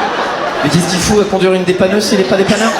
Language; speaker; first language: French; native; French